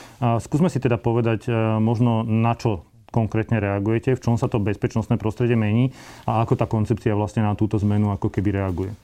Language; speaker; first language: Slovak; native; Slovak